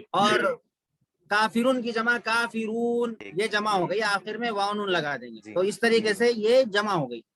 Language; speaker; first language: Urdu; native; Urdu